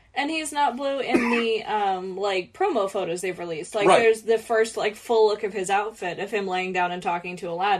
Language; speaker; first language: English; native; English